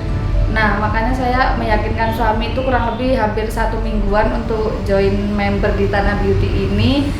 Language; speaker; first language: Indonesian; native; Indonesian